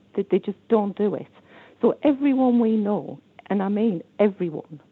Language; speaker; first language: English; native; English